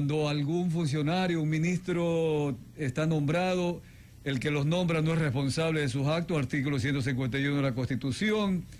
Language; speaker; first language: Spanish; native; Spanish